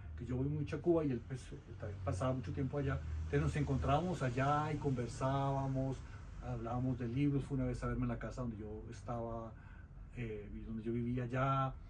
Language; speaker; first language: Spanish; native; Spanish